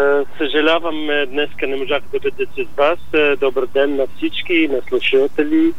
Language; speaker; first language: Bulgarian; non-native, learner; Arabic